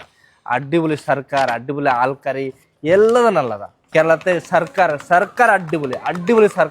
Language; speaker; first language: Malayalam; non-native, local second language; Hindi